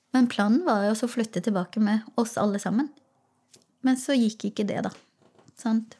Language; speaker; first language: Norwegian; early bilingual, other home language; Portuguese